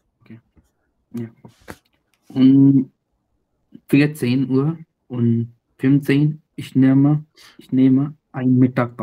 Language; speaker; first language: German; non-native, learner; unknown